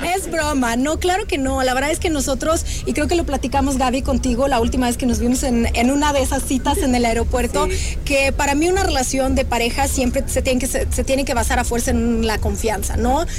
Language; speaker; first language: Spanish; non-native, fluent; Russian